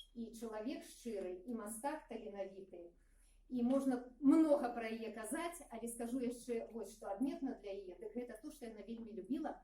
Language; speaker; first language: Belarusian; native; Belarusian